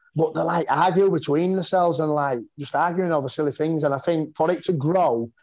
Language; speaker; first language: English; native; English